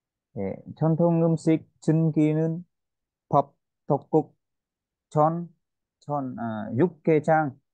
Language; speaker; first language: Korean; non-native, learner; Vietnamese